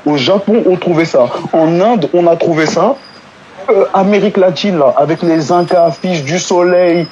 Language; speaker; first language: French; non-native, local second language; Wolof